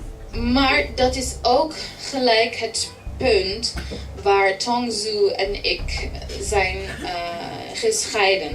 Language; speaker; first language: Dutch; early bilingual, heritage; English